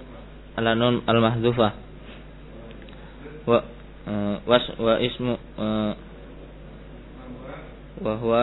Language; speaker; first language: Arabic; non-native, learner; Indonesian